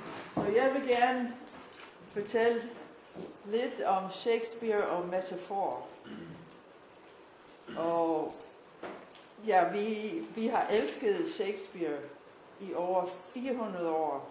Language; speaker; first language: Danish; non-native, fluent; English